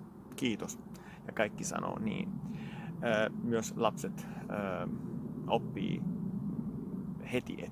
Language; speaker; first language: Finnish; non-native, fluent; Italian